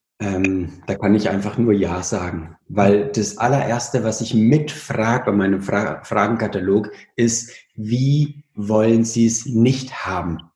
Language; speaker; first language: German; early bilingual, other home language; Italian